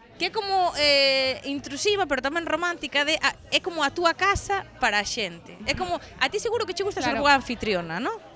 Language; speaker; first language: Galician; native; Galician